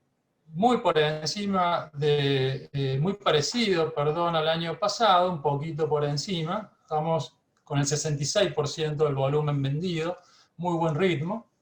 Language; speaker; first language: Spanish; native; Spanish